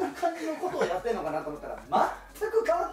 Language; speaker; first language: Japanese; native; Japanese